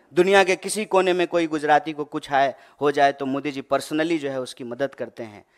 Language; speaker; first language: Hindi; native; Hindi